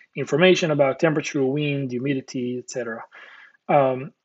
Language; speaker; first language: English; non-native, fluent; Hebrew